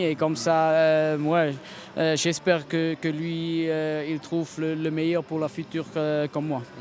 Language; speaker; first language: French; non-native, local second language; German